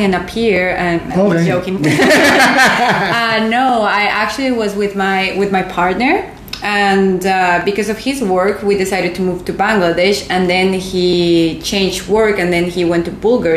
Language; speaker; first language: English; non-native, fluent; Spanish